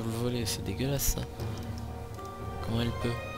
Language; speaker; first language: French; native; French